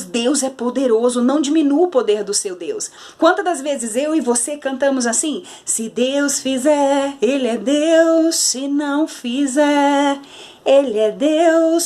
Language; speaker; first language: Portuguese; native; Portuguese